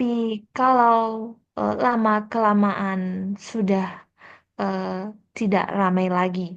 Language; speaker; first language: Indonesian; non-native, learner; Korean